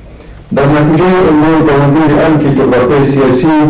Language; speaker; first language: Persian; native; Persian